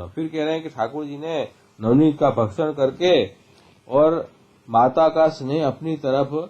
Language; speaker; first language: Hindi; non-native, local second language; Gujarati